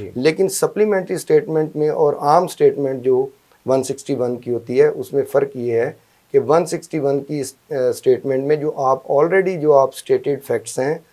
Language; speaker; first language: Urdu; non-native, local second language; Punjabi